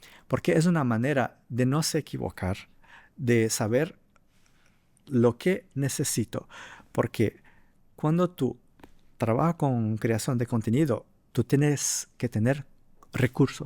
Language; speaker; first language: Spanish; non-native, fluent; Portuguese